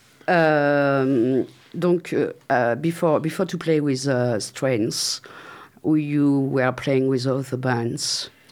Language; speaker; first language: English; non-native, learner; French